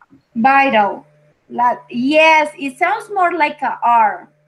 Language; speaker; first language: English; non-native, fluent; Spanish